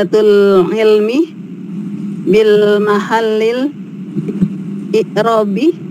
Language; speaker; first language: Arabic; non-native, learner; Indonesian